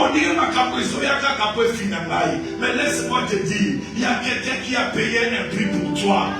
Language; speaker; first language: French; non-native, local second language; Lingala